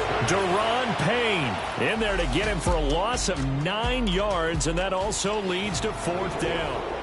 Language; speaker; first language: English; native; English